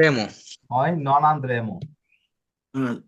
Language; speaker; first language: Italian; non-native, fluent; Bangla